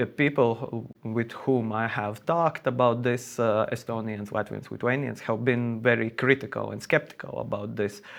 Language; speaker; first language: English; non-native, fluent; Latvian